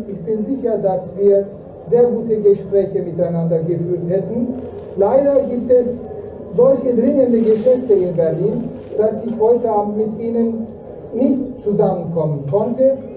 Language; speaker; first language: German; non-native, fluent; Turkish